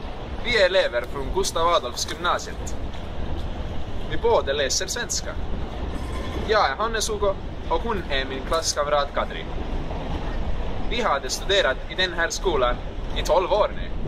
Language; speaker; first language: Swedish; non-native, learner; Estonian